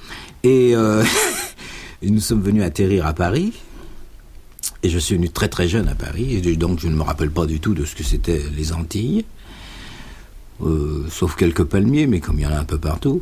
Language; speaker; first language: French; native; French